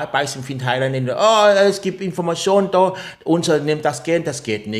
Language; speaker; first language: German; non-native, learner; Thai